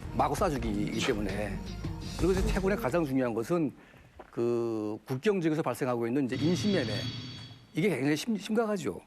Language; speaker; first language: Korean; native; Korean